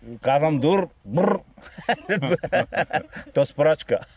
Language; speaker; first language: Bulgarian; non-native, learner; Swahili